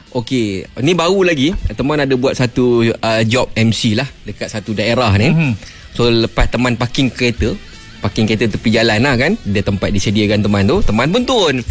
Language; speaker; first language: Malay; native; Malay